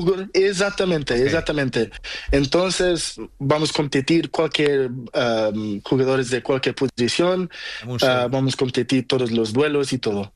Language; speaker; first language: Spanish; non-native, learner; Portuguese